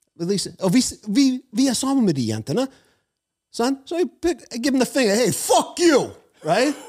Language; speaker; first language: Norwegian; non-native, fluent; English